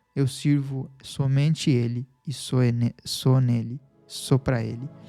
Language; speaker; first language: Portuguese; non-native, fluent; Bangla